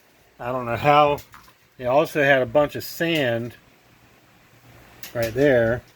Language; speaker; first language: English; native; English